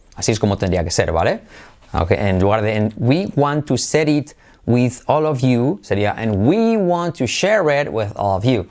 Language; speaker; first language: English; non-native, fluent; Spanish